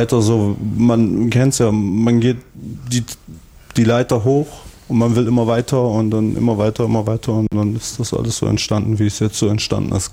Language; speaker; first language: German; native; German